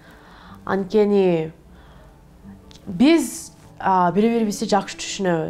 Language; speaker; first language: Kyrgyz; non-native, learner; Korean